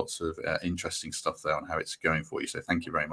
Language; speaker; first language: English; native; English